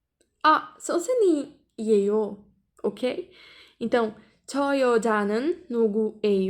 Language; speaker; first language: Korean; non-native, fluent; Portuguese